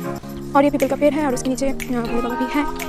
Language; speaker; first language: Hindi; non-native, local second language; Bangla